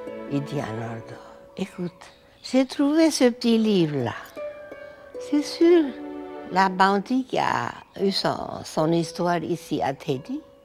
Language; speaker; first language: French; early bilingual, heritage; French